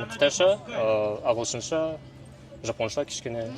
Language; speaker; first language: Kazakh; non-native, learner; Yakut